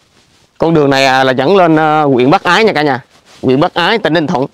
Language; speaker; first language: Vietnamese; native; Vietnamese